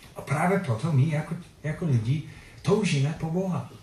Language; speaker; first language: Czech; non-native, fluent; Filipino